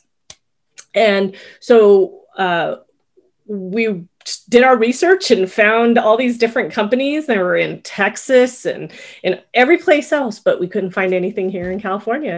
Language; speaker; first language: English; native; English